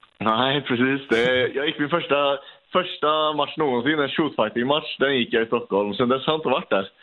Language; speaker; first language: Swedish; native; Swedish